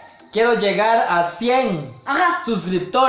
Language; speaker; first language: Spanish; native; Spanish